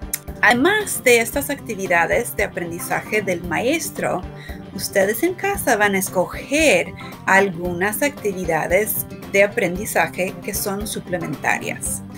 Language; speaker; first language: Spanish; non-native, fluent; English